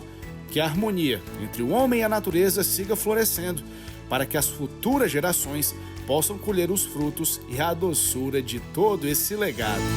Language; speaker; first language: Portuguese; native; Portuguese